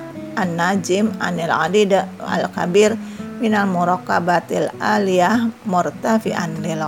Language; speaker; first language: Arabic; non-native, fluent; Indonesian